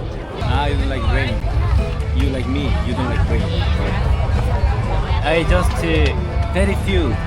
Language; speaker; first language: English; non-native, learner; Korean